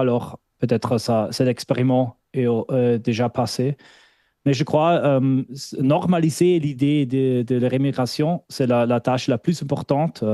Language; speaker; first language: French; non-native, fluent; German